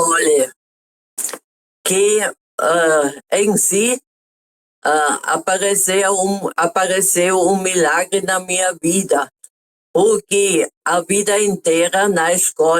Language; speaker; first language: Portuguese; non-native, fluent; German